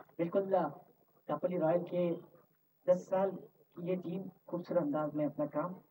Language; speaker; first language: Hindi; non-native, local second language; Marathi